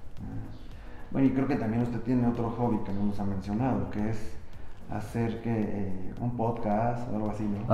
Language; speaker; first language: Spanish; native; Spanish